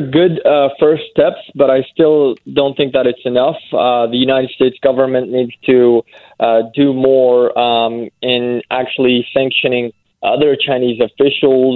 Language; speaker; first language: English; native; English